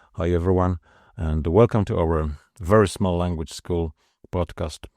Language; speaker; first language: English; non-native, fluent; Polish